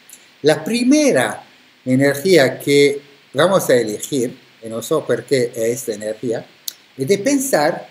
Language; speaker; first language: Spanish; non-native, fluent; Italian